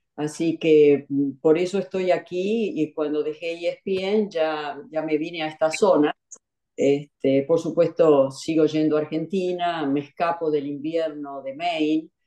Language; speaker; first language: Spanish; native; Spanish